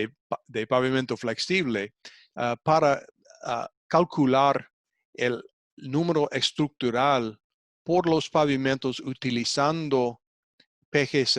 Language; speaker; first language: Spanish; non-native, fluent; English